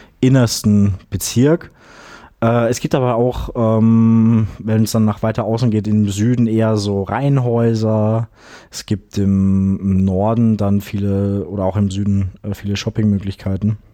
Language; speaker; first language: German; native; German